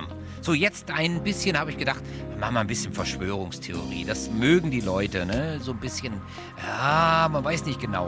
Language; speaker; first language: German; native; German